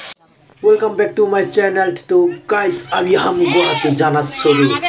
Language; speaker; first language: Hindi; non-native, local second language; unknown